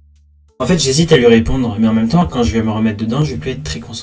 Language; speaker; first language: French; native; French